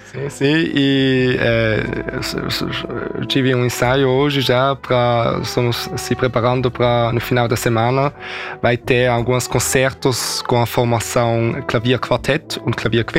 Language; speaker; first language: Portuguese; early bilingual, heritage; German